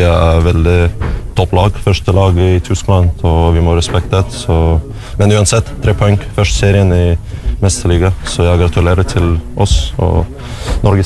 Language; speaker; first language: Norwegian; non-native, fluent; Russian